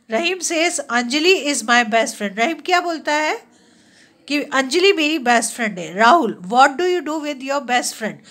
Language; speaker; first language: Hindi; native; Hindi